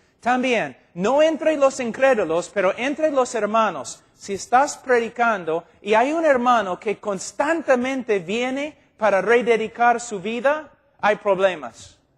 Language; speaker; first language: Spanish; non-native, fluent; English